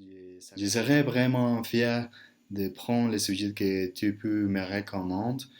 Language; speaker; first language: French; non-native, learner; Spanish